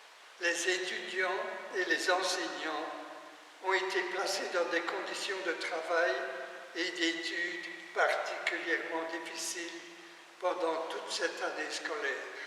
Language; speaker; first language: French; native; French